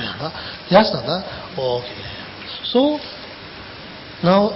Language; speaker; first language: Russian; non-native, learner; Tibetan